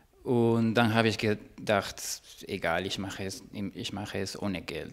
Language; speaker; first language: German; non-native, fluent; Spanish